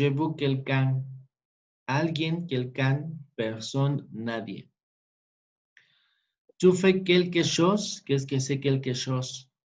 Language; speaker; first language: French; non-native, fluent; Spanish